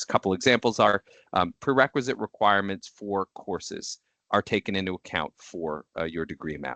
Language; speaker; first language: English; native; English